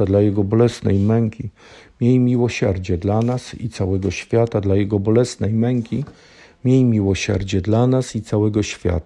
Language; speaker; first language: Polish; native; Polish